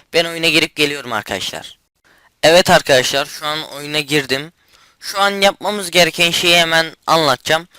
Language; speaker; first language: Turkish; native; Turkish